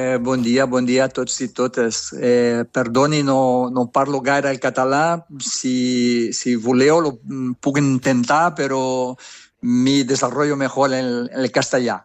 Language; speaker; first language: Catalan; non-native, learner; Portuguese